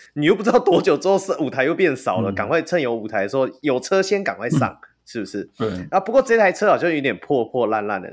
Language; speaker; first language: Chinese; native; Chinese